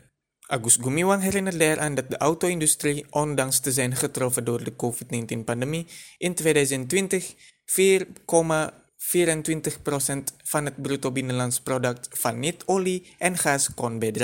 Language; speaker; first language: Dutch; non-native, fluent; Indonesian